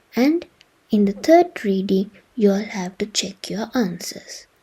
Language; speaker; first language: English; non-native, local second language; Sinhala